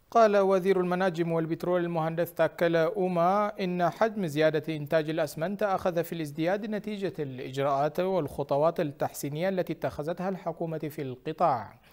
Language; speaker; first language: Arabic; non-native, fluent; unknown